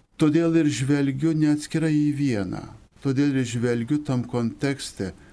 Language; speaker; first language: Lithuanian; native; Lithuanian